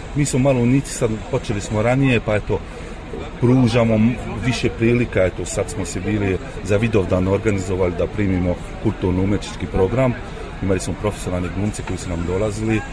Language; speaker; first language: Serbian; early bilingual, heritage; French